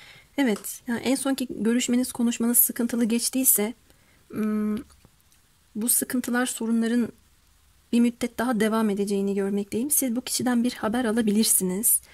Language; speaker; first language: Turkish; native; Turkish